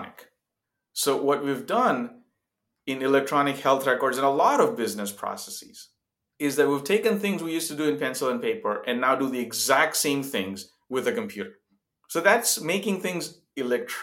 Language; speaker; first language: English; non-native, local second language; Gujarati